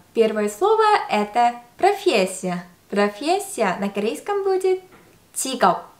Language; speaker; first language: Russian; non-native, fluent; Korean